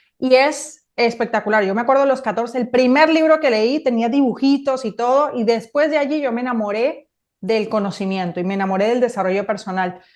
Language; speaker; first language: Spanish; native; Spanish